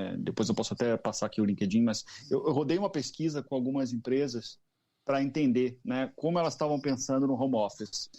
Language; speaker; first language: Portuguese; native; Portuguese